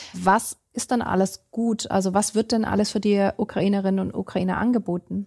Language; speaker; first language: German; native; German